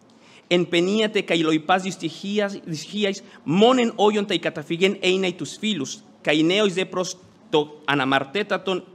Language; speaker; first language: Greek; non-native, fluent; Spanish